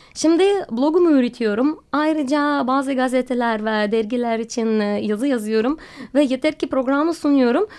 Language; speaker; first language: Turkish; non-native, fluent; Russian